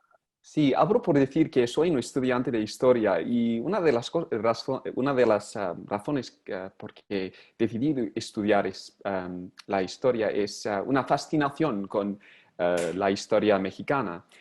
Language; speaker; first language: Spanish; non-native, fluent; English